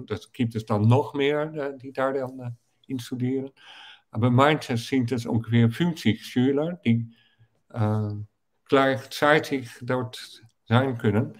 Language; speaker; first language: German; non-native, fluent; Dutch